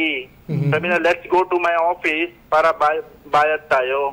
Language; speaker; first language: Filipino; non-native, learner; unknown